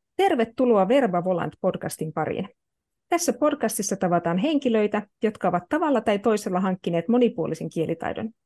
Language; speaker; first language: Finnish; native; Finnish